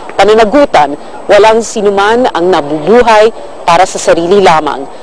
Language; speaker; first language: English; non-native, local second language; Filipino